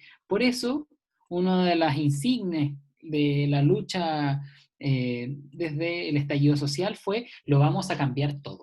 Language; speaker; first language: Spanish; native; Spanish